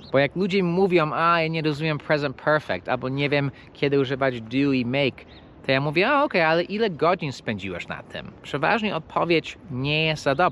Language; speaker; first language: Polish; non-native, fluent; English